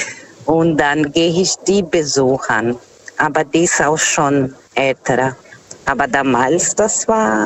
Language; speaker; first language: German; non-native, fluent; Portuguese